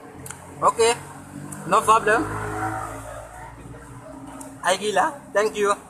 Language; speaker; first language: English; non-native, learner; Achinese